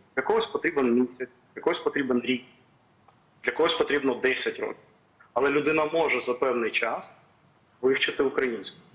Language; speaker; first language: Ukrainian; non-native, local second language; Russian